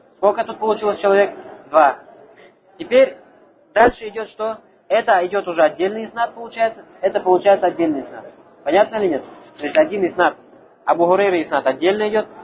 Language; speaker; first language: Russian; non-native, local second language; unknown